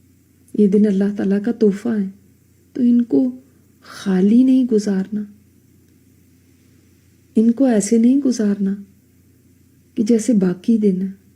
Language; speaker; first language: Urdu; native; Urdu